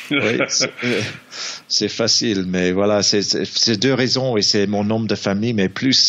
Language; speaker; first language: French; non-native, learner; English